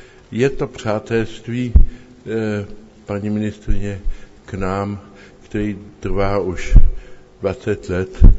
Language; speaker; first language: Czech; native; Czech